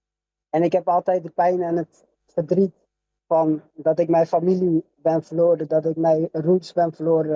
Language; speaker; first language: Dutch; early bilingual, other home language; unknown